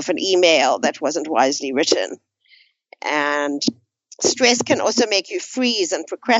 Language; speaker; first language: English; native; English